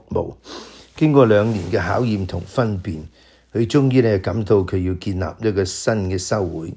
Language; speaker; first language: Chinese; non-native, local second language; Cantonese